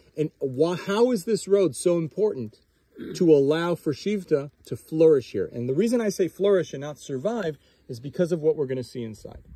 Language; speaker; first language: English; non-native, fluent; Hebrew